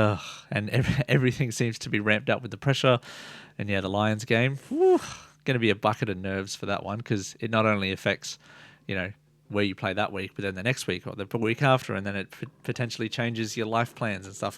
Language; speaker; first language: English; native; English